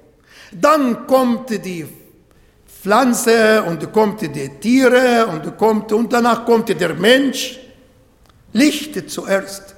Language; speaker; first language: German; non-native, fluent; Arabic